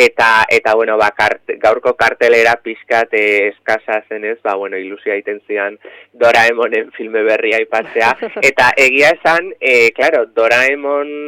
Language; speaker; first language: Basque; native; Basque